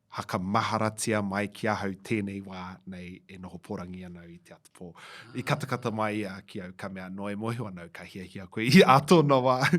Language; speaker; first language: Māori; non-native, local second language; English